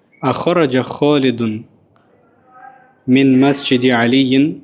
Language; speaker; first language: Arabic; non-native, fluent; Russian